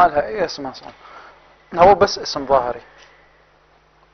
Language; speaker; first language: Arabic; native; Arabic